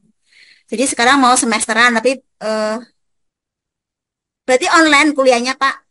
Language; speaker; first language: Indonesian; native; Indonesian